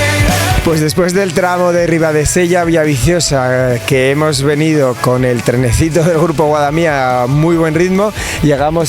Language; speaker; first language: Spanish; native; Spanish